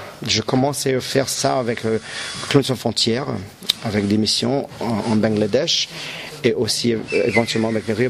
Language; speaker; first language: French; non-native, local second language; English